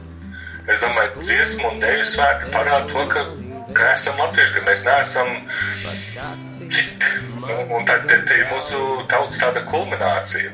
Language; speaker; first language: Latvian; early bilingual, heritage; Latvian